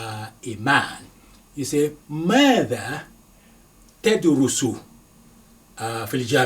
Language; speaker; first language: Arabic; non-native, fluent; Yoruba